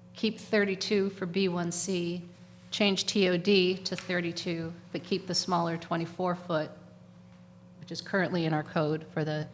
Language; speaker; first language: English; native; English